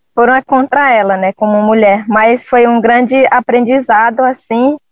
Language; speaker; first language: Portuguese; non-native, local second language; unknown